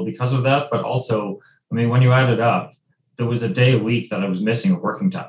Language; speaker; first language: English; native; English